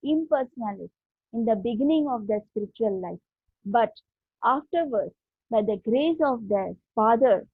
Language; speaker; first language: English; non-native, local second language; Hindi